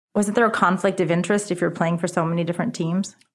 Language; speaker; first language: English; early bilingual, other home language; Japanese